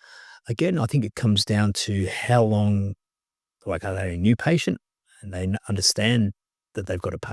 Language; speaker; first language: English; native; English